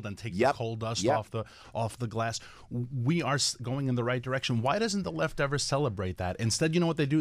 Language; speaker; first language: English; native; English